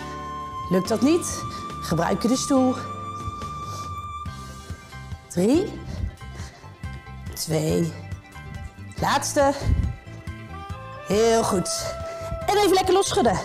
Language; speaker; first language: Dutch; native; Dutch